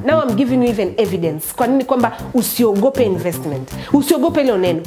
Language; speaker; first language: English; non-native, local second language; Swahili